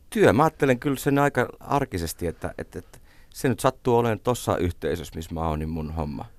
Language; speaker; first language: Finnish; native; Finnish